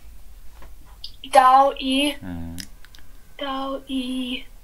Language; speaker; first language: Chinese; non-native, learner; English